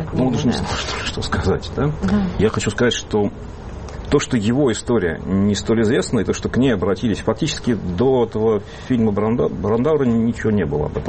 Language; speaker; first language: Russian; native; Russian